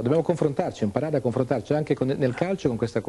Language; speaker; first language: Italian; native; Italian